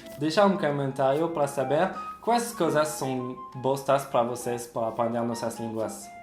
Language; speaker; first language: Portuguese; non-native, fluent; French